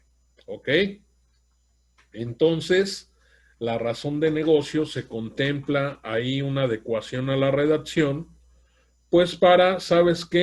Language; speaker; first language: Spanish; native; Spanish